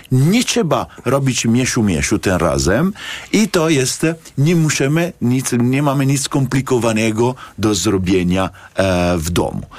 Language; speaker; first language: Polish; non-native, learner; Italian